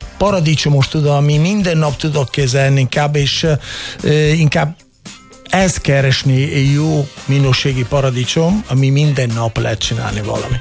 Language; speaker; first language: Hungarian; non-native, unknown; Italian